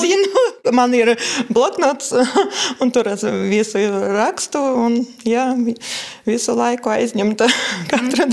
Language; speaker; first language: Latvian; non-native, local second language; Russian